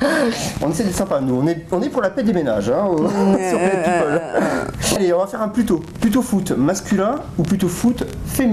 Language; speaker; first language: French; native; French